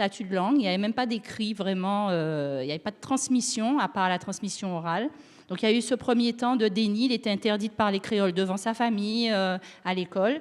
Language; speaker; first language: French; native; French